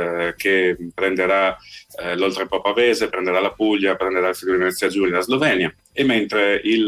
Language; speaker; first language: Italian; native; Italian